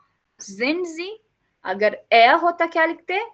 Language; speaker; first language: German; non-native, learner; Hindi